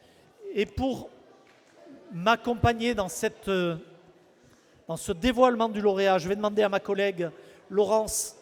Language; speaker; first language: French; native; French